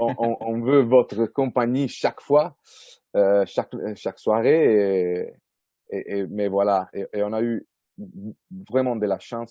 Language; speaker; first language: French; non-native, fluent; Italian